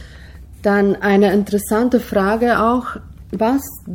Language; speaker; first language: German; native; German